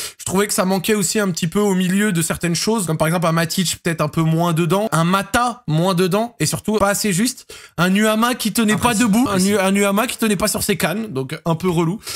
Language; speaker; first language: French; native; French